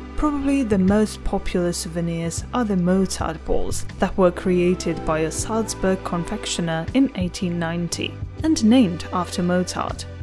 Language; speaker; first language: English; non-native, fluent; Czech